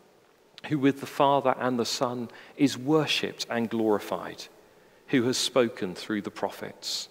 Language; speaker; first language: English; native; English